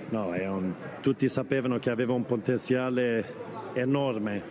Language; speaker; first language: Italian; non-native, fluent; Swedish